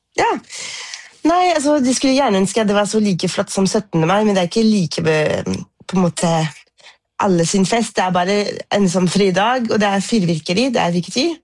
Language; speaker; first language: Norwegian; non-native, fluent; French